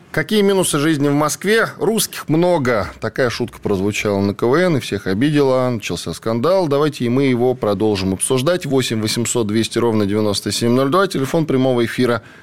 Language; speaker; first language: Russian; native; Russian